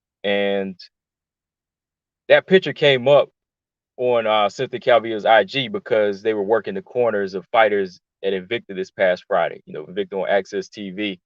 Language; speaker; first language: English; native; English